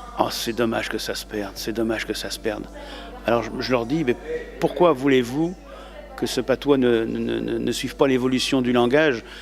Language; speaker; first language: French; native; French